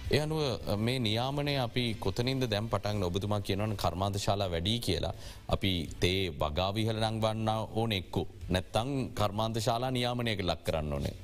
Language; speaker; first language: Sinhala; native; Sinhala